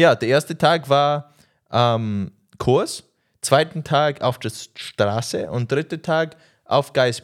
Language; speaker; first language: German; non-native, learner; English